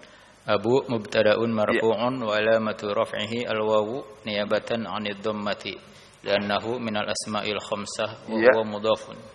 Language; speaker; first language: Arabic; non-native, learner; Indonesian